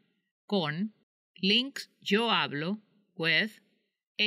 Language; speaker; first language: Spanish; non-native, fluent; English